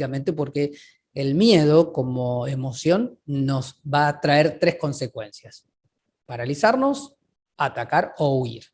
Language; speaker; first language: Spanish; native; Spanish